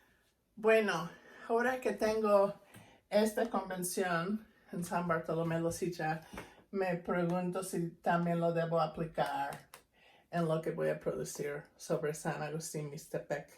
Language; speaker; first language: Spanish; non-native, fluent; English